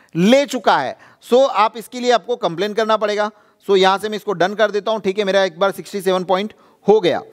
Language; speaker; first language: Hindi; non-native, local second language; Gujarati